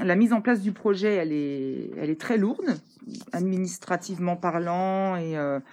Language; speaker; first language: French; native; French